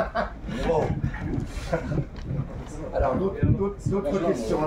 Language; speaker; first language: French; non-native, fluent; Italian